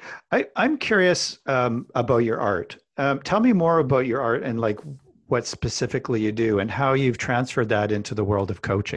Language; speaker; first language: English; native; English